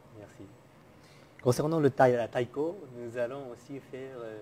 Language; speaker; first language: French; non-native, fluent; Japanese